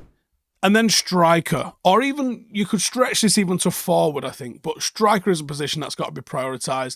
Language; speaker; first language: English; native; English